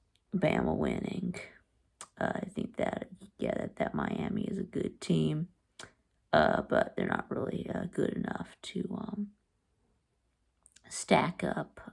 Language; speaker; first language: English; native; English